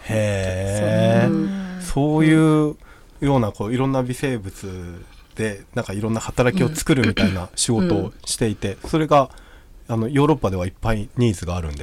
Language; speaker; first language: Japanese; native; Japanese